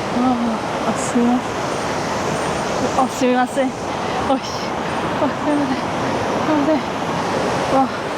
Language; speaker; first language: Japanese; non-native, learner; Korean